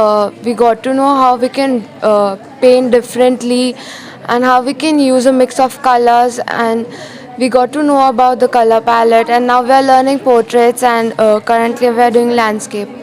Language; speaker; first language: English; non-native, local second language; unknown